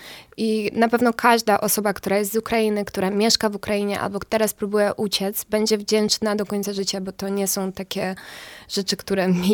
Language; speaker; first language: Polish; non-native, fluent; Ukrainian